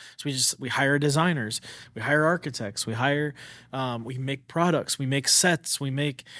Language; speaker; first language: English; native; English